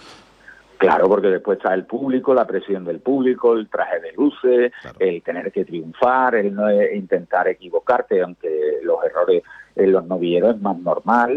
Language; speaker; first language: Spanish; native; Spanish